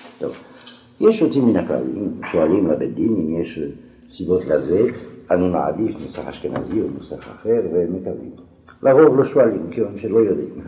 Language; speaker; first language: Hebrew; non-native, fluent; French